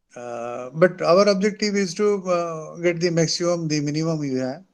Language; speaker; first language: English; non-native, local second language; Odia